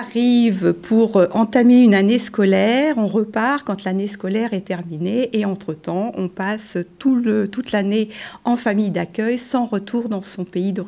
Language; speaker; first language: French; native; French